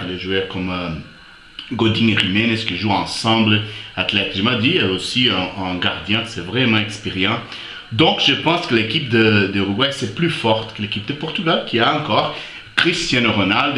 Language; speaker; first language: French; non-native, fluent; Portuguese